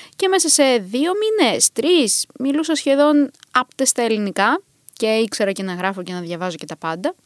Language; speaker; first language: Greek; early bilingual, other home language; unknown